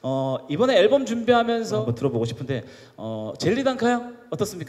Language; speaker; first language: Korean; native; Korean